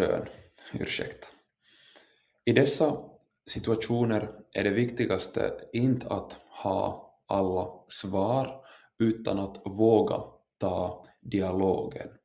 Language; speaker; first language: Swedish; non-native, local second language; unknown